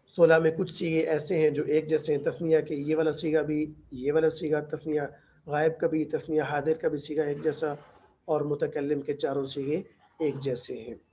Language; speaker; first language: Urdu; native; Urdu